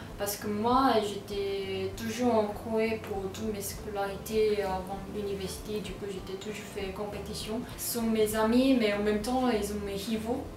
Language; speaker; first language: French; non-native, learner; Korean